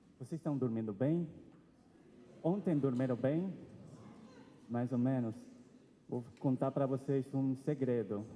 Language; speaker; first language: Portuguese; non-native, fluent; Spanish